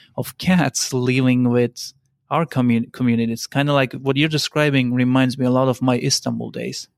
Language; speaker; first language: English; non-native, fluent; Turkish